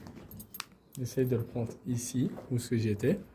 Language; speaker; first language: French; native; French